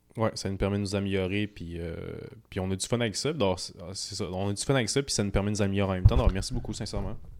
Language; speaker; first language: French; native; French